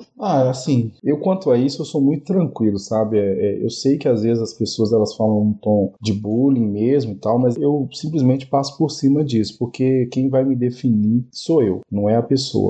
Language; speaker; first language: Portuguese; native; Portuguese